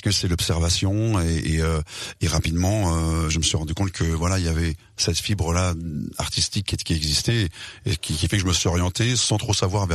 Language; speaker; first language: French; native; French